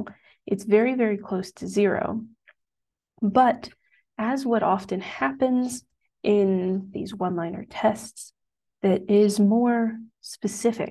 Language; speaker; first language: English; native; English